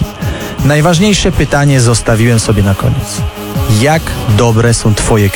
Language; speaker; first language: Polish; native; Polish